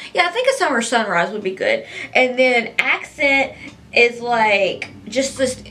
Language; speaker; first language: English; native; English